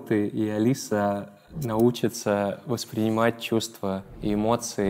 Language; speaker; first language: Russian; native; Russian